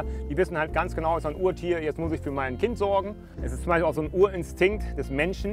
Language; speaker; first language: German; native; German